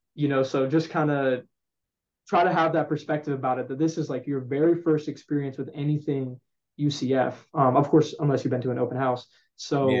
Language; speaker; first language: English; native; English